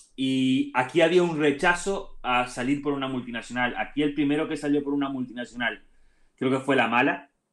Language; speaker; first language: Spanish; native; Spanish